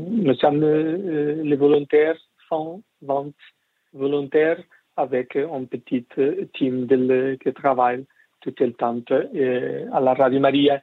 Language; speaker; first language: French; non-native, learner; Portuguese